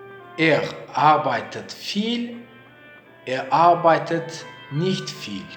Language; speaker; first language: German; non-native, learner; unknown